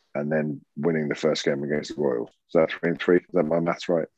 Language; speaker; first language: English; native; English